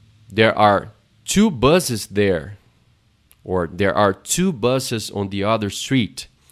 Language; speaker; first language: English; non-native, fluent; Portuguese